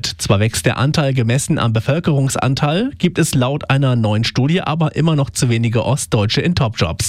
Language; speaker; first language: German; native; German